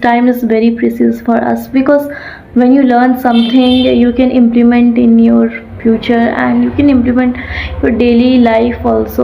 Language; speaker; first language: English; non-native, learner; Odia